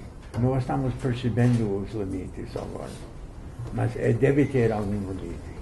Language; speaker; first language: Portuguese; non-native, fluent; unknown